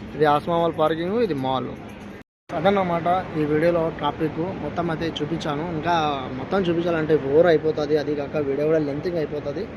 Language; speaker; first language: Telugu; non-native, local second language; Urdu